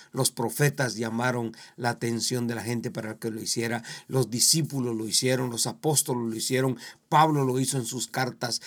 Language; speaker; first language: Spanish; native; Spanish